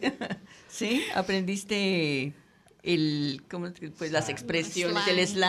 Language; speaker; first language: Spanish; native; Spanish